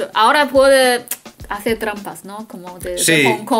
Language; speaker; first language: Spanish; non-native, learner; Chinese